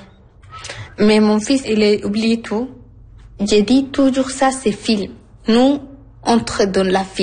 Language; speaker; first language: French; non-native, learner; Arabic